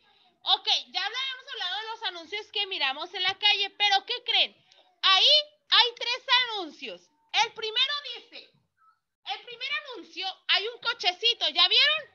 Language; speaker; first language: Spanish; native; Spanish